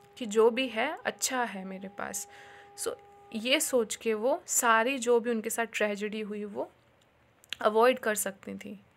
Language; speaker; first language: Hindi; native; Hindi